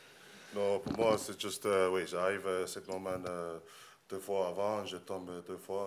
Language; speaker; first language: French; non-native, learner; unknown